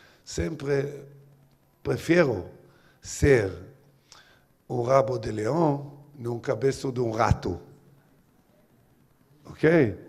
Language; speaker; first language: Portuguese; non-native, learner; Hebrew